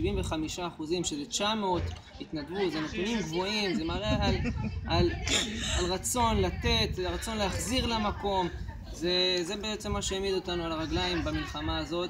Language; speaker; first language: Hebrew; native; Hebrew